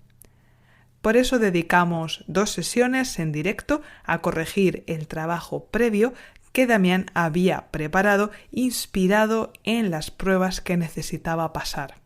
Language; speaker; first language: Spanish; native; Spanish